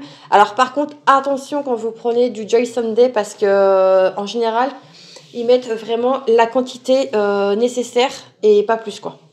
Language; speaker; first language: French; native; French